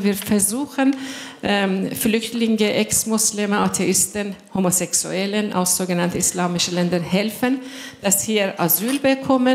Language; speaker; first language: German; non-native, fluent; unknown